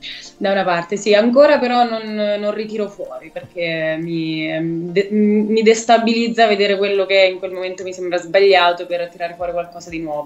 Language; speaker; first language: Italian; native; Italian